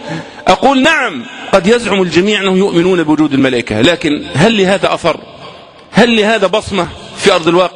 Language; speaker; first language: Arabic; native; Arabic